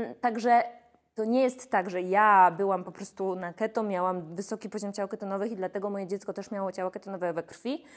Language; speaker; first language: Polish; native; Polish